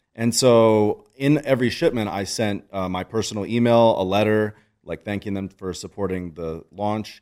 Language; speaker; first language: English; native; English